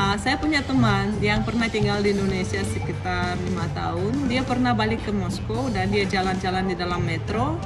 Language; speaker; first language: Indonesian; non-native, fluent; Russian